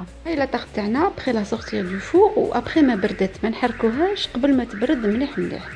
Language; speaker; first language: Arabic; native; Arabic